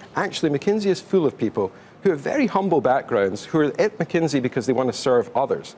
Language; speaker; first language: English; native; English